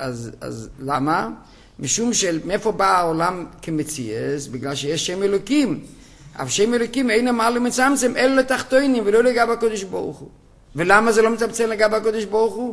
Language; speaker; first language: Hebrew; non-native, fluent; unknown